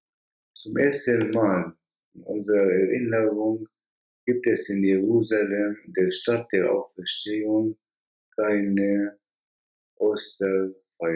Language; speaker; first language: German; non-native, fluent; Arabic